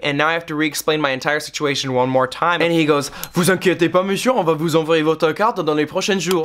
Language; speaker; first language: French; non-native, fluent; English